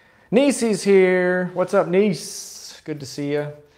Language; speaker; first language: English; native; English